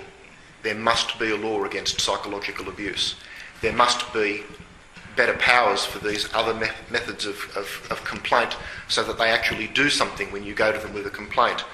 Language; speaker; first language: English; native; English